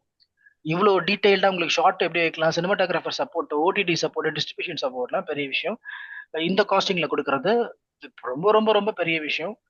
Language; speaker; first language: Tamil; native; Tamil